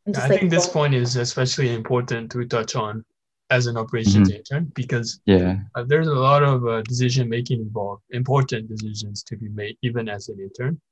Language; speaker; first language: English; non-native, fluent; Burmese